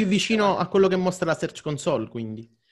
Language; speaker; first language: Italian; native; Italian